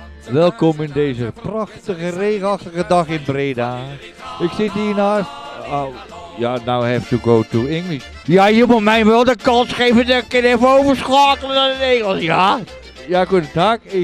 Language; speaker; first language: Dutch; native; Dutch